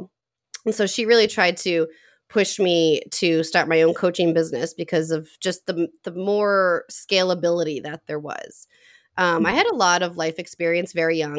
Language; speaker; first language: English; native; English